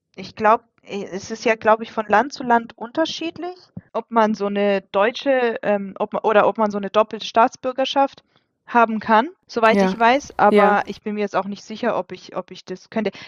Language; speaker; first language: German; early bilingual, other home language; Russian